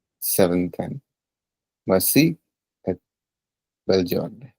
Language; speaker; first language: French; non-native, learner; Punjabi